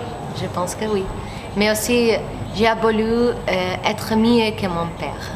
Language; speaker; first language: French; non-native, learner; Spanish